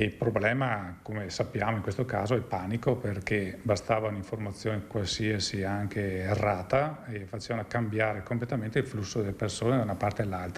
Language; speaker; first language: Italian; native; Italian